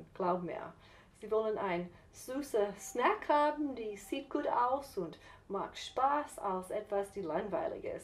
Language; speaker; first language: German; non-native, fluent; English